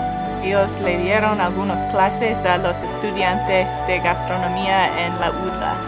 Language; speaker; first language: Spanish; non-native, fluent; English